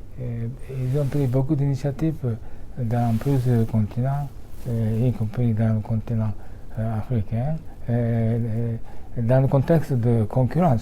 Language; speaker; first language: French; non-native, fluent; Japanese